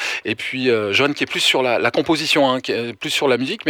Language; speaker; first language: French; native; French